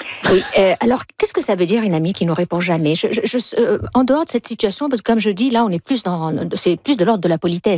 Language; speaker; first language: French; native; French